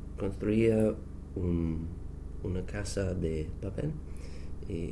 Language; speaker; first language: Spanish; non-native, learner; English